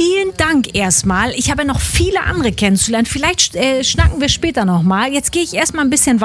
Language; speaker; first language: German; native; German